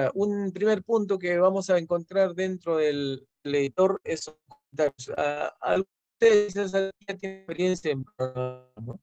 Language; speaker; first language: Spanish; native; Spanish